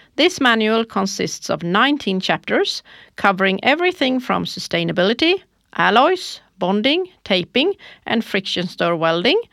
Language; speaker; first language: English; non-native, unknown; Swedish